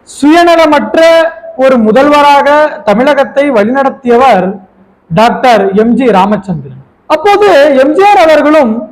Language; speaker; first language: Tamil; non-native, local second language; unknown